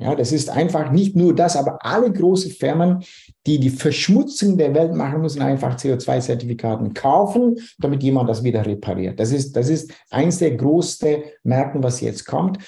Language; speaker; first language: German; non-native, fluent; Dutch